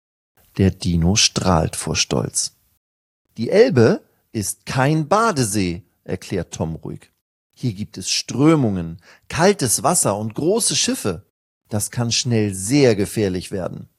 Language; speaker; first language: German; native; German